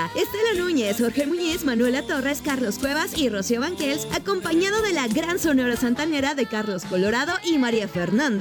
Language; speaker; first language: Spanish; native; Spanish